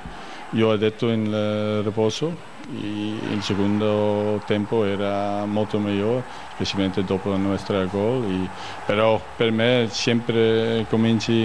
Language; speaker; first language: Italian; non-native, learner; Dutch